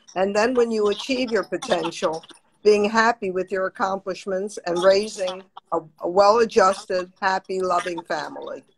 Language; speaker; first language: English; native; English